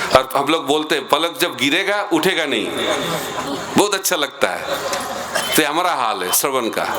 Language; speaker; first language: Hindi; non-native, local second language; Bangla